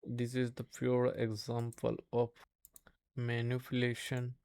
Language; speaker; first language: English; non-native, local second language; Gujarati